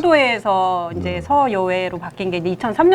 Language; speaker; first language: Korean; native; Korean